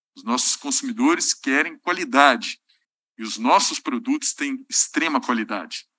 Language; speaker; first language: Portuguese; native; Portuguese